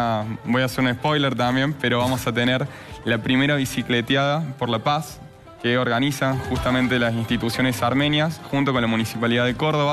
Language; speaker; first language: Spanish; native; Spanish